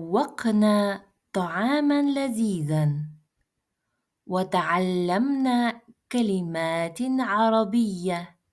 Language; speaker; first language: Arabic; non-native, fluent; Russian